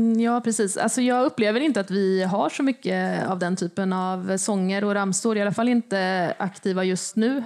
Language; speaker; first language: Swedish; native; Swedish